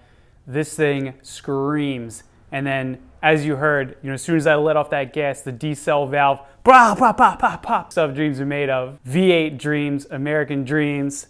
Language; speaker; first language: English; native; English